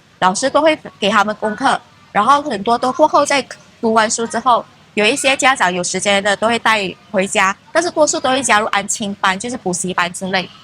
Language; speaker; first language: Chinese; native; Chinese